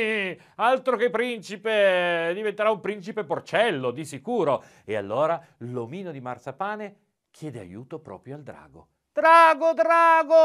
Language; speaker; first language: Italian; native; Italian